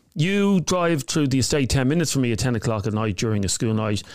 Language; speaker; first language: English; native; English